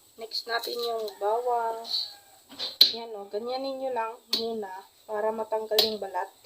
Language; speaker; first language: Filipino; non-native, local second language; Hiligaynon